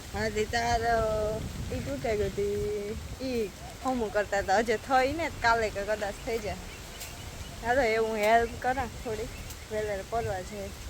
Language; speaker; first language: Gujarati; native; Gujarati